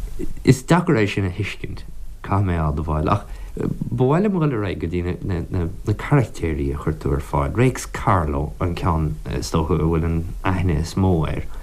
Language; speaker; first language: Irish; native; Irish